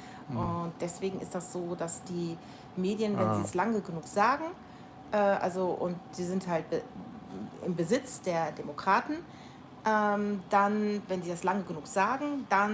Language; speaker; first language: German; native; German